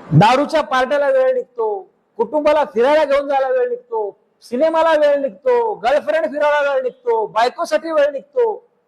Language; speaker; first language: Marathi; native; Marathi